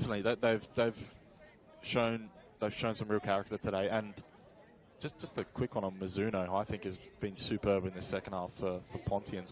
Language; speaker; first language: English; native; English